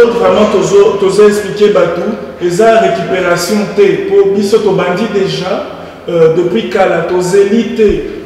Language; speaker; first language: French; early bilingual, other home language; Lingala